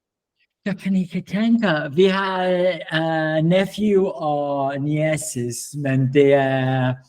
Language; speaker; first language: Danish; non-native, learner; English